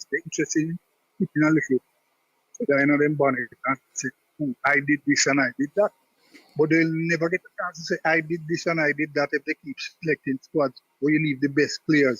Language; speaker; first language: English; non-native, local second language; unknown